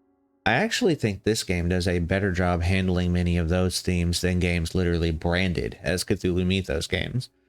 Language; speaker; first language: English; native; English